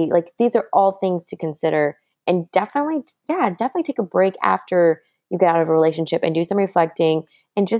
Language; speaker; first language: English; non-native, fluent; French